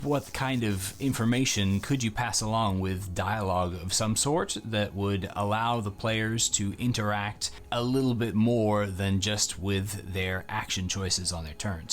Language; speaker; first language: English; native; English